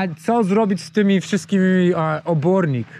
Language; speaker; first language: Polish; non-native, learner; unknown